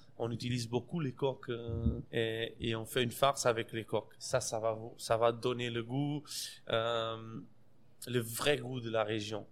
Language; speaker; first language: French; non-native, fluent; Portuguese